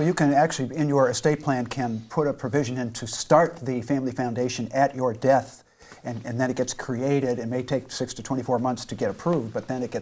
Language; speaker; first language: English; native; English